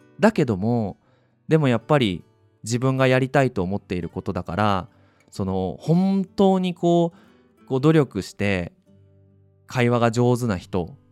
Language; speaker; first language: Japanese; native; Japanese